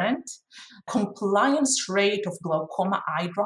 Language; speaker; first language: English; non-native, fluent; Hebrew